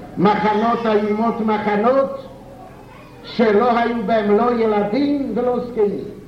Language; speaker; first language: Hebrew; non-native, fluent; Yiddish